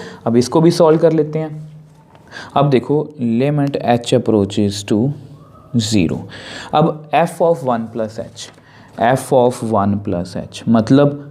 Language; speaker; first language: Hindi; native; Hindi